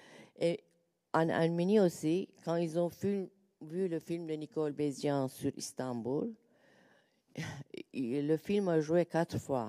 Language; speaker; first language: French; non-native, learner; Turkish